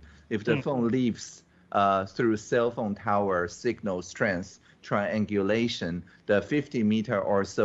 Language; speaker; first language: English; non-native, fluent; Chinese